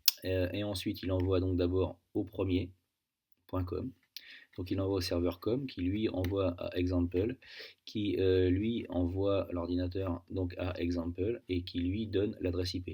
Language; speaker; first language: French; native; French